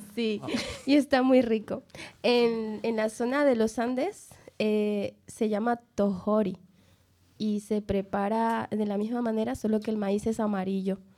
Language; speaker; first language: Spanish; native; Spanish